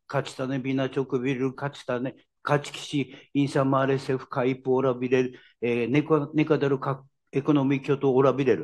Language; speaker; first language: Turkish; non-native, learner; Japanese